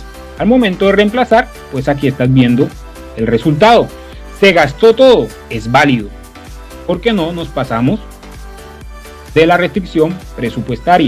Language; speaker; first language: Spanish; native; Spanish